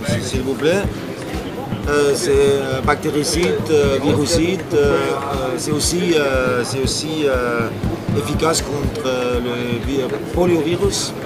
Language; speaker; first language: French; non-native, fluent; German